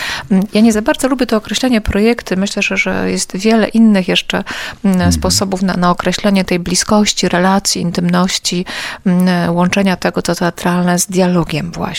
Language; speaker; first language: Polish; native; Polish